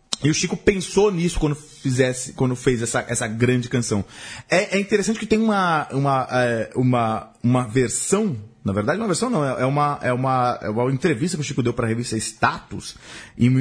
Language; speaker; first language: Portuguese; native; Portuguese